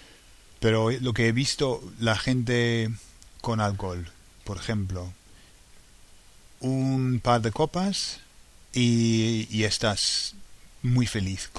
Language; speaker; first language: Spanish; non-native, fluent; English